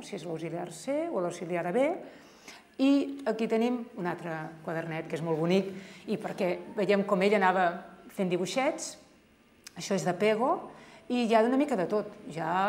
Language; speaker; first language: Catalan; native; Catalan